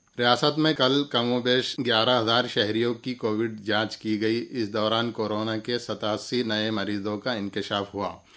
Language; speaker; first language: Urdu; native; Urdu